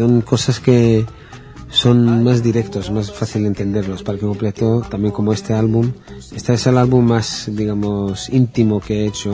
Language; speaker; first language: Spanish; non-native, fluent; Hebrew